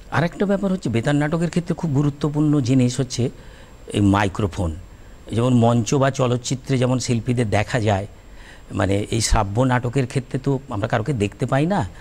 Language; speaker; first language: Bangla; native; Bangla